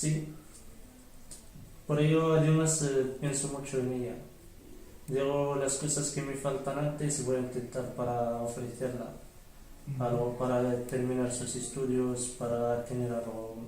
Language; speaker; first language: Spanish; early bilingual, other home language; Arabic